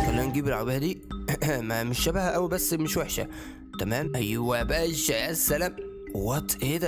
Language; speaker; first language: Arabic; native; Arabic